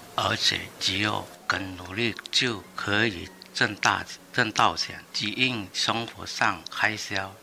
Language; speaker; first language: Chinese; non-native, fluent; Indonesian